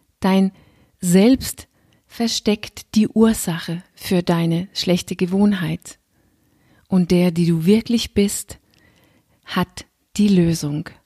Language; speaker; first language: German; non-native, fluent; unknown